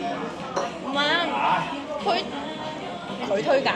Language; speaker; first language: Cantonese; native; Cantonese